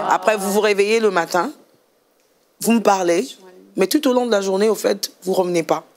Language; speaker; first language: French; non-native, local second language; Lingala